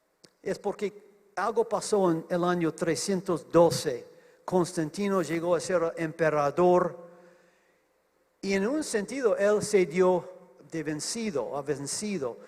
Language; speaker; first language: Spanish; non-native, fluent; English